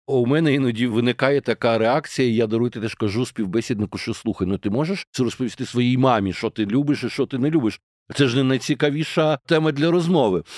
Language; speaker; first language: Ukrainian; native; Ukrainian